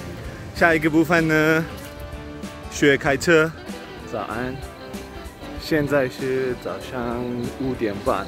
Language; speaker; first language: Chinese; non-native, fluent; Swedish